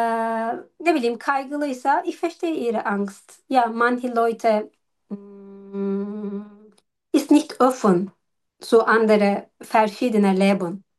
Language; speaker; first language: German; non-native, learner; Turkish